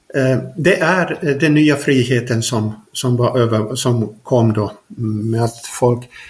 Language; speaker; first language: Swedish; native; Swedish